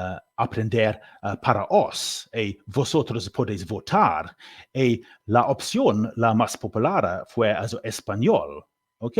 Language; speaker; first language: Spanish; non-native, learner; English